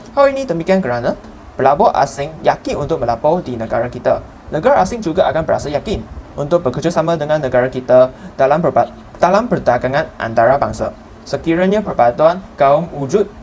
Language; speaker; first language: Malay; non-native, local second language; Chinese